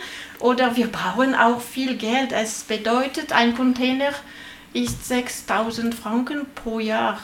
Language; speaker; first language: German; non-native, learner; French